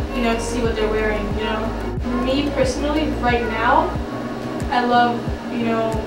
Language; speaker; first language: English; native; English